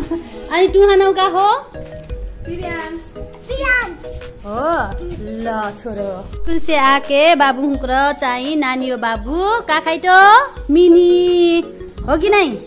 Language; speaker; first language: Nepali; non-native, local second language; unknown